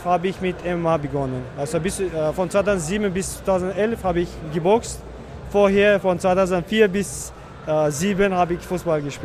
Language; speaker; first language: German; non-native, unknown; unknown